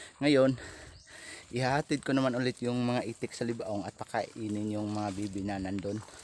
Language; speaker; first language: Filipino; non-native, local second language; Cebuano